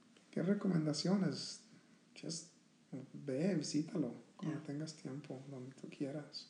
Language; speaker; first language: Spanish; early bilingual, heritage; Spanish